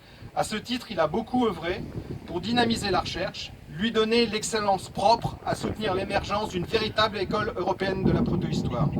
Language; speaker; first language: French; native; French